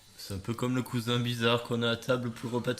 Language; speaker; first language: French; native; French